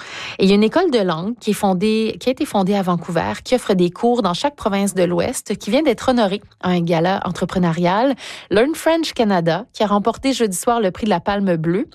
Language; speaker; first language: French; native; French